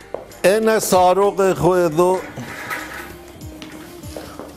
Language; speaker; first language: Greek; non-native, fluent; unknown